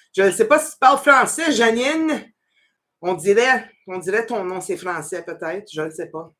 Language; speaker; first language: French; native; French